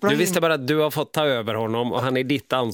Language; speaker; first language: Swedish; native; Swedish